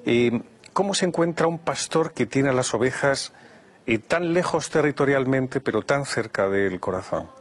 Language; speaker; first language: Spanish; native; Spanish